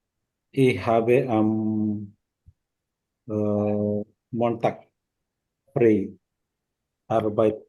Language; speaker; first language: German; non-native, learner; Indonesian